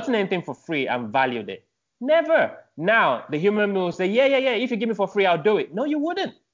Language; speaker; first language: English; non-native, local second language; Yoruba